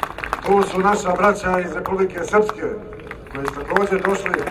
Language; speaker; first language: Bosnian; native; Bosnian